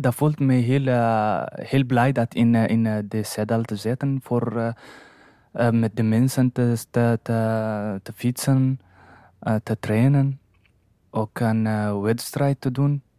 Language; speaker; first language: Dutch; non-native, learner; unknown